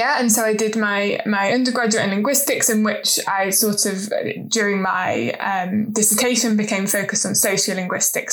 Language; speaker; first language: English; native; English